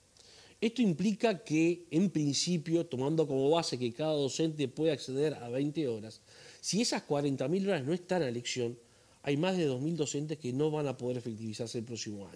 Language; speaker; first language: Spanish; native; Spanish